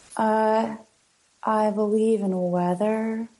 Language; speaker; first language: English; native; English